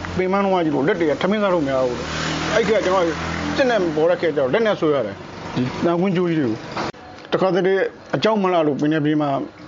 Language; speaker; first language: Burmese; native; Burmese